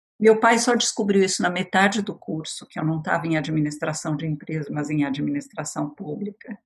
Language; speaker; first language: Portuguese; early bilingual, other home language; French